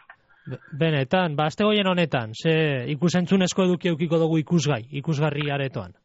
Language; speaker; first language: Basque; native; Basque